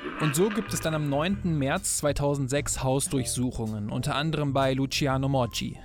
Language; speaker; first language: German; native; German